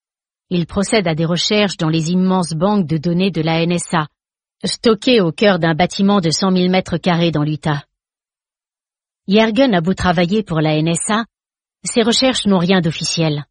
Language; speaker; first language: French; native; French